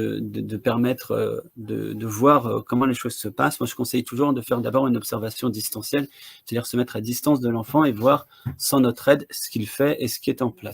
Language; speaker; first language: French; native; French